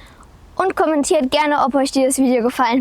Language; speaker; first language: German; native; German